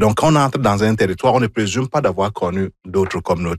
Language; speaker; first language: French; non-native, fluent; Igbo